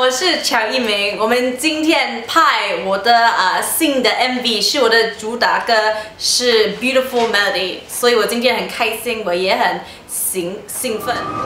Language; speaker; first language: Chinese; early bilingual, heritage; English